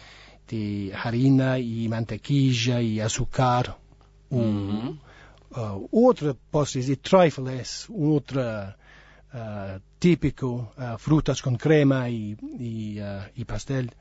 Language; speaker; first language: Spanish; non-native, learner; English